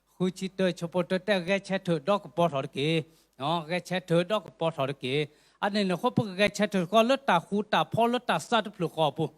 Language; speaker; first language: Thai; non-native, local second language; S'gaw Karen